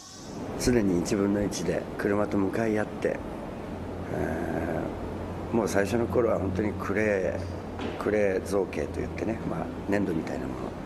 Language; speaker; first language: Japanese; native; Japanese